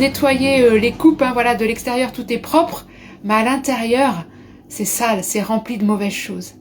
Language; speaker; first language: French; native; French